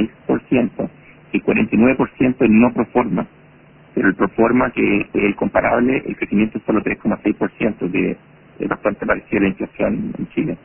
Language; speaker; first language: Spanish; native; Spanish